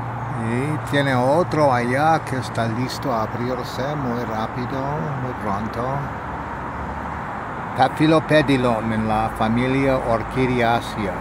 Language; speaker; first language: Spanish; non-native, learner; English